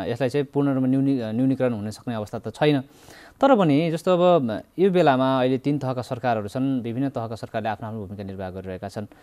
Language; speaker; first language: Nepali; native; Nepali